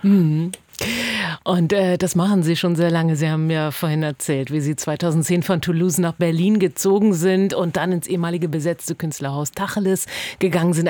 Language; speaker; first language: German; native; German